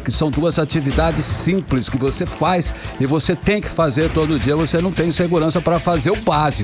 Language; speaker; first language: Portuguese; native; Portuguese